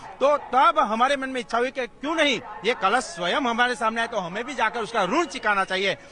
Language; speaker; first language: Hindi; native; Hindi